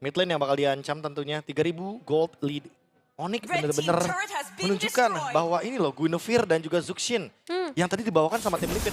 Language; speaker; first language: Indonesian; native; Indonesian